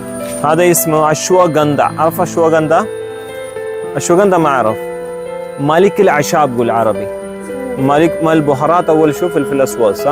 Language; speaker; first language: Arabic; non-native, learner; Malayalam